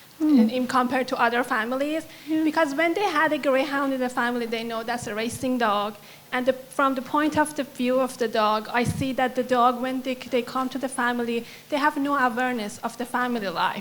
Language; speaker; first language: English; non-native, fluent; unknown